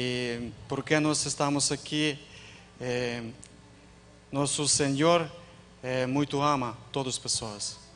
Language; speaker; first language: Portuguese; non-native, learner; Ukrainian